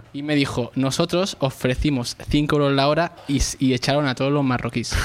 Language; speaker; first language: Spanish; early bilingual, other home language; Arabic